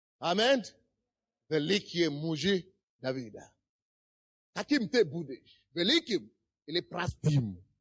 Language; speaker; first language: Russian; non-native, fluent; Yoruba